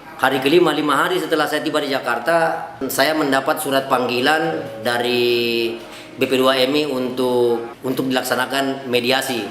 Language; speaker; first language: Indonesian; non-native, local second language; Buginese